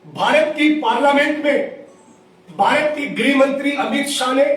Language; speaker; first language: Hindi; non-native, local second language; Gujarati